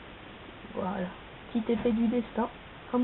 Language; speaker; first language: French; native; French